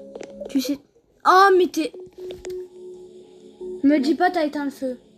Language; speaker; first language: French; native; French